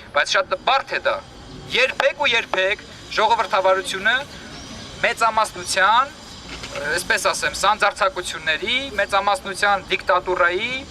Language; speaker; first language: Armenian; native; Armenian